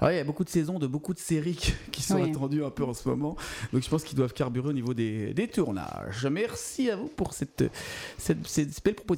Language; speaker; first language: French; native; French